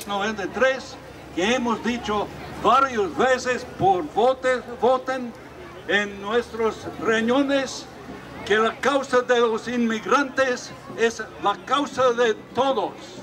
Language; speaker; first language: Spanish; non-native, fluent; English